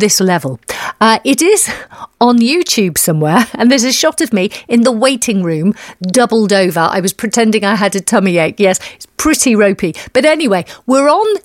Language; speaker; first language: English; native; English